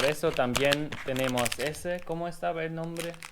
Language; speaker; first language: Spanish; non-native, learner; German